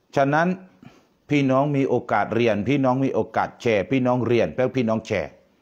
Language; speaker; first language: Thai; non-native, local second language; Pattani Malay